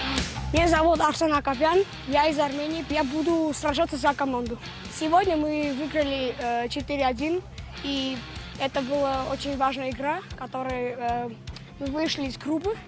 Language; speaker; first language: Russian; non-native, fluent; Armenian